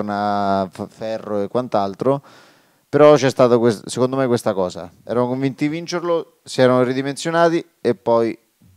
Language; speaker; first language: Italian; native; Italian